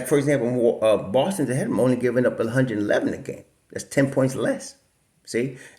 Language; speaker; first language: English; native; English